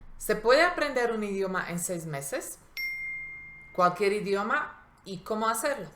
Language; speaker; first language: Spanish; non-native, fluent; Slovak